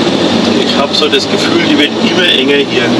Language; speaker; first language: German; native; German